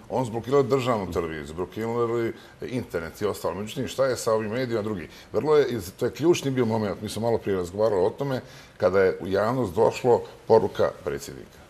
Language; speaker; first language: Bosnian; native; Bosnian